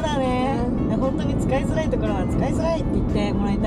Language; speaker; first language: Japanese; native; Japanese